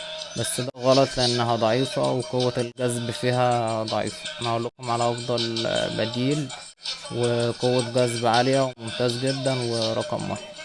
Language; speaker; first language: Arabic; native; Arabic